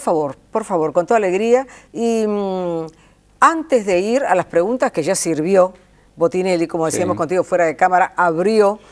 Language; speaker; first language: Spanish; native; Spanish